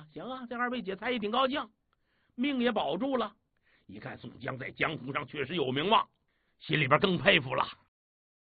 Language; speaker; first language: Chinese; native; Chinese